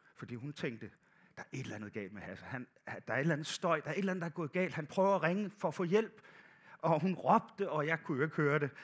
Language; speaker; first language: Danish; native; Danish